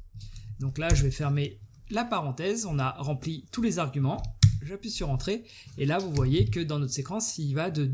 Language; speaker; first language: French; native; French